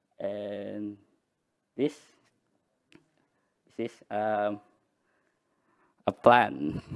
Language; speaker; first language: English; non-native, learner; Banjar